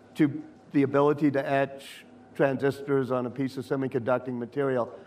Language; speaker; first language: English; native; English